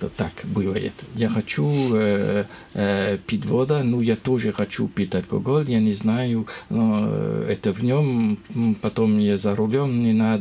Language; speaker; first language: Russian; non-native, learner; French